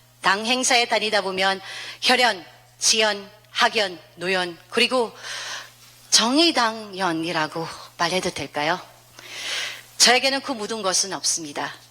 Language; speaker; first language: Korean; non-native, fluent; Filipino